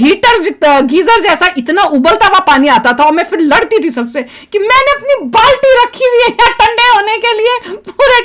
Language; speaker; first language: Hindi; native; Hindi